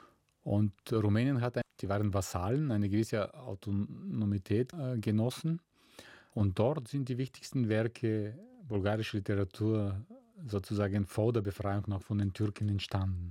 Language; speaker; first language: German; non-native, fluent; Bulgarian